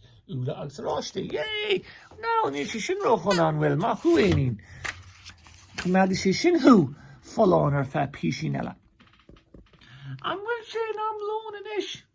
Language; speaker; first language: Irish; non-native, local second language; English